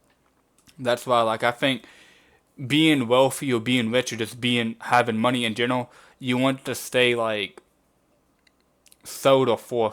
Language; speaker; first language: English; native; English